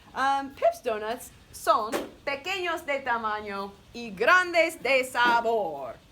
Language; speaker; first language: Spanish; non-native, fluent; English